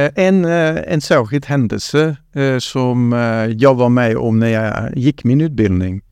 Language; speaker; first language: Swedish; non-native, fluent; Dutch